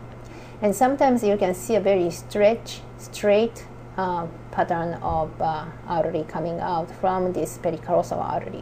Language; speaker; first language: English; non-native, fluent; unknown